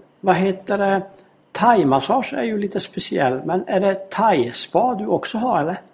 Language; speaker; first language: Swedish; native; Swedish